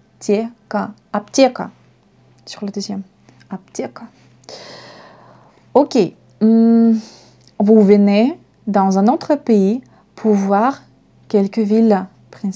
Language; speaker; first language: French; non-native, fluent; Russian